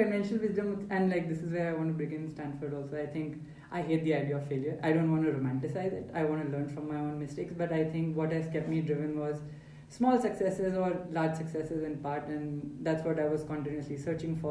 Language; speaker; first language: English; non-native, local second language; Hindi